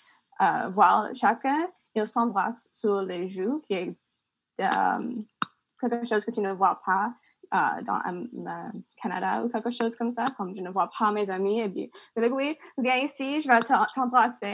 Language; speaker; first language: French; non-native, learner; English